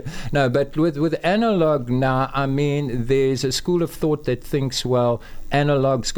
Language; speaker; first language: English; native; English